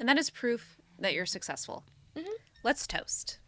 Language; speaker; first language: English; native; English